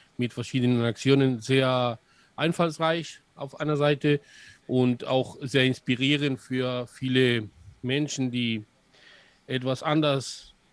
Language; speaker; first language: German; non-native, fluent; Spanish